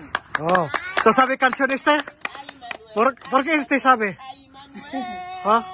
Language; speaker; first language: Spanish; non-native, learner; Filipino